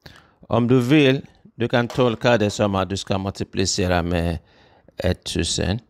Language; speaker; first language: Swedish; non-native, fluent; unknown